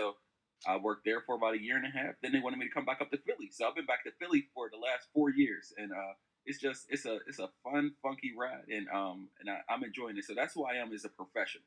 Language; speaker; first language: English; native; English